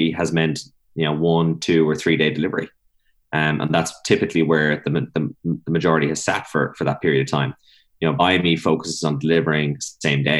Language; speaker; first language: English; native; English